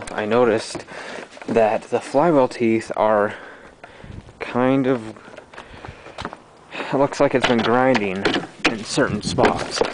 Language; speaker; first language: English; native; English